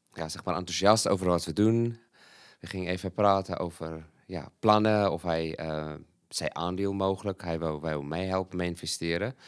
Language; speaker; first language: Dutch; non-native, fluent; English